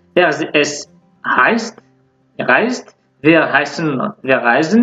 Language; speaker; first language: German; non-native, fluent; French